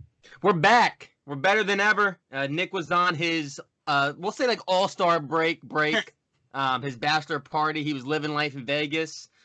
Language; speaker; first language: English; native; English